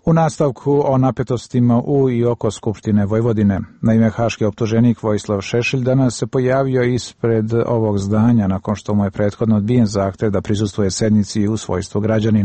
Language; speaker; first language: Bosnian; native; Bosnian